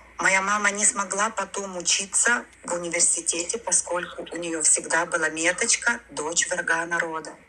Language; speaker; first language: Russian; non-native, local second language; Ukrainian